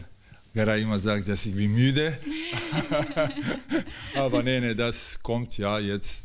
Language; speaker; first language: German; non-native, learner; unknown